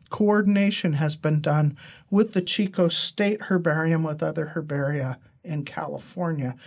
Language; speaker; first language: English; native; English